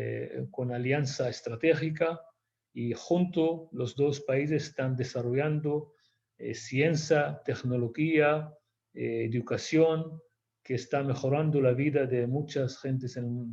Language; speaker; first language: Spanish; non-native, fluent; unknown